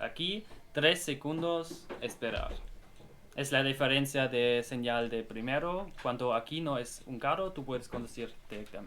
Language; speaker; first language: Spanish; non-native, learner; German